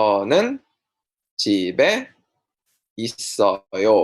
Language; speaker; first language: Korean; non-native, fluent; Indonesian